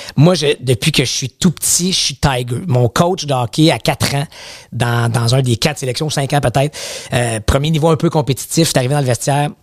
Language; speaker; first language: French; native; French